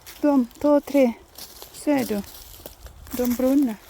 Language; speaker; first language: Swedish; non-native, learner; Thai